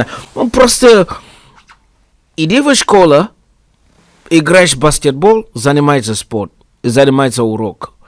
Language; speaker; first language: Russian; non-native, learner; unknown